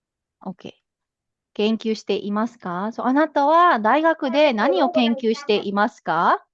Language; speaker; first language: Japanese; non-native, fluent; Filipino